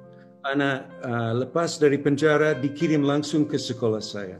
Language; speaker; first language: Indonesian; non-native, local second language; English